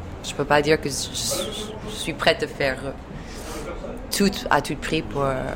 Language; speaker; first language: French; non-native, fluent; English